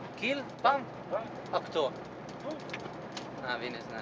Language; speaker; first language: Russian; non-native, learner; Italian